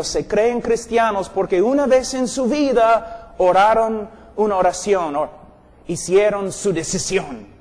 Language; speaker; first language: Spanish; non-native, fluent; English